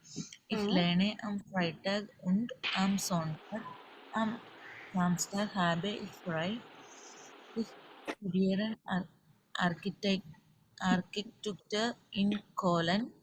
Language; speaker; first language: German; non-native, learner; Malayalam